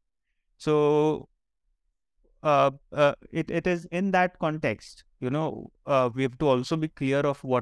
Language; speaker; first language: English; non-native, local second language; Marathi